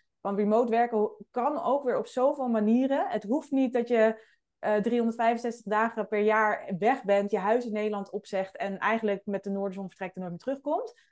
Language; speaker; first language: Dutch; native; Dutch